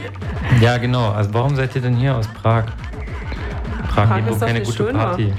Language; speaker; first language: German; native; German